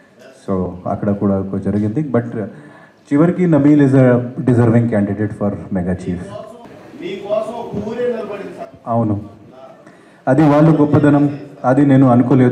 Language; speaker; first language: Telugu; non-native, fluent; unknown